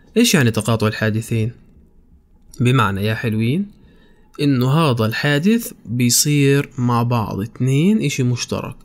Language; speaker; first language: Arabic; native; Arabic